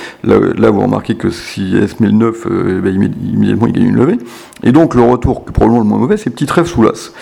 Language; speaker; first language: French; native; French